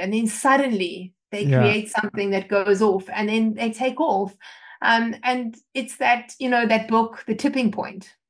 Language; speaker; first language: English; native; English